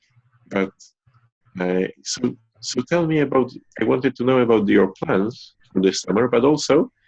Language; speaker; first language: English; non-native, fluent; Polish